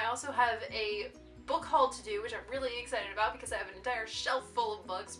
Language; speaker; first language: English; native; English